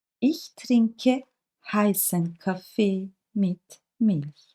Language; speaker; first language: German; non-native, fluent; Turkish